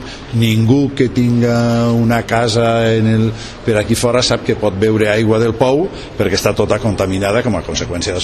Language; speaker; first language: Catalan; native; Catalan